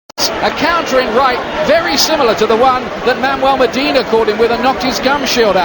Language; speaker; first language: English; native; English